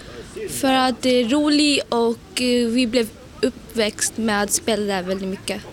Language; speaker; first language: Swedish; early bilingual, other home language; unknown